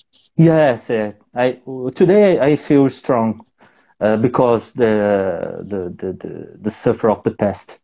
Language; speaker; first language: English; non-native, learner; Portuguese